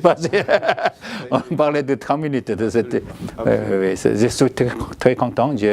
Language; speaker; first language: French; non-native, learner; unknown